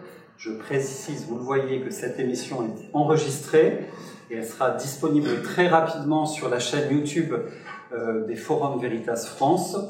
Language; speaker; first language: French; native; French